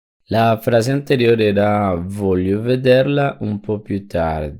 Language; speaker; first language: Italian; non-native, fluent; Spanish